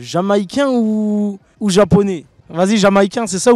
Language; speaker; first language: French; native; French